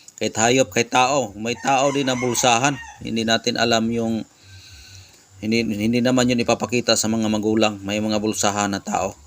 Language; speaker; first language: Filipino; non-native, local second language; Cebuano